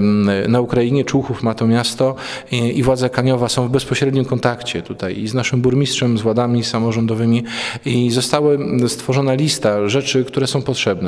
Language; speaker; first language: Polish; native; Polish